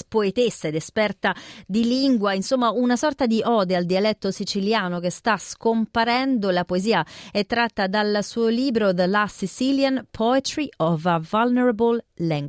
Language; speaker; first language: Italian; native; Italian